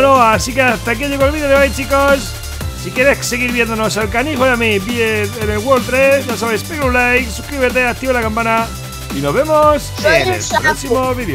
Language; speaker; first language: Spanish; native; Spanish